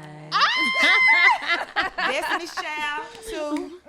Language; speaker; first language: English; native; English